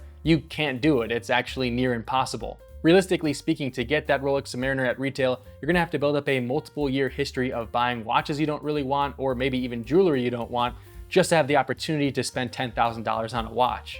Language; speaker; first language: English; native; English